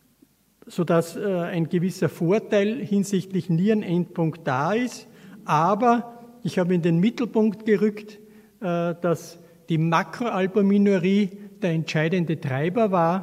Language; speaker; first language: German; native; German